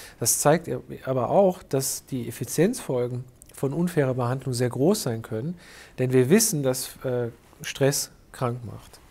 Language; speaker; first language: German; native; German